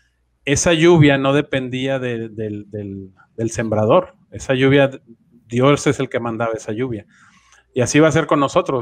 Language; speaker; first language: Spanish; native; Spanish